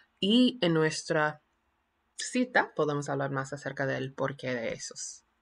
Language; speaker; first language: Spanish; non-native, fluent; English